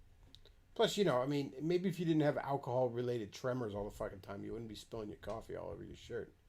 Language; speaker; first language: English; native; English